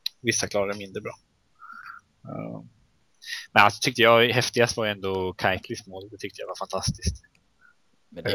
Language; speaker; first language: Swedish; native; Swedish